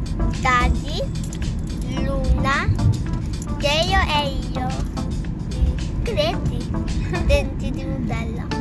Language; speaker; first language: Italian; early bilingual, other home language; Filipino